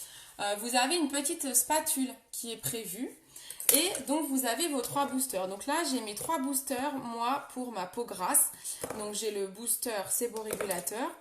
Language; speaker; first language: French; native; French